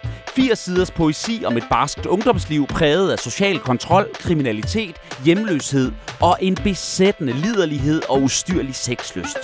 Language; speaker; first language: Danish; native; Danish